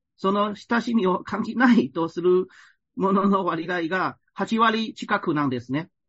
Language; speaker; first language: Japanese; non-native, fluent; Chinese